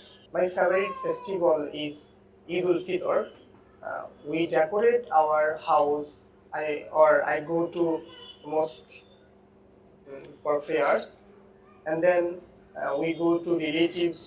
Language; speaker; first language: English; non-native, learner; Bangla